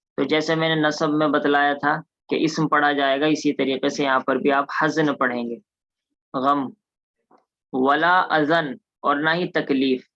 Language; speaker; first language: Urdu; native; Urdu